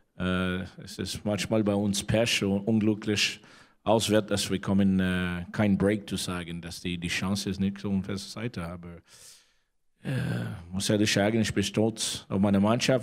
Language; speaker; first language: German; non-native, learner; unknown